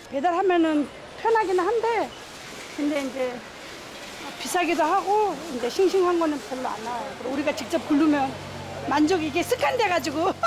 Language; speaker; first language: Korean; non-native, fluent; Nepali